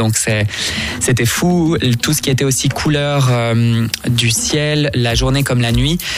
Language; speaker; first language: French; native; French